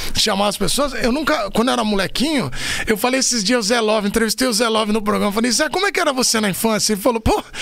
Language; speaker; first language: Portuguese; native; Portuguese